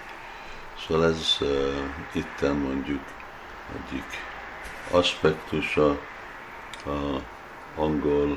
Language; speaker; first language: Hungarian; early bilingual, heritage; Hungarian